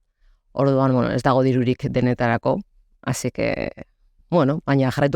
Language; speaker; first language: Basque; non-native, local second language; Spanish